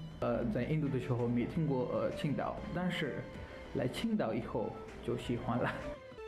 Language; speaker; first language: Chinese; non-native, learner; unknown